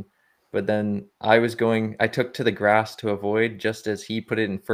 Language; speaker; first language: English; native; English